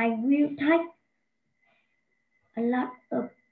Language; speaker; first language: English; non-native, learner; Vietnamese